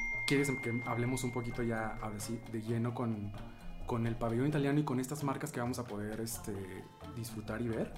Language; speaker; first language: Spanish; native; Spanish